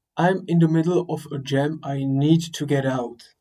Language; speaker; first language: English; non-native, fluent; Czech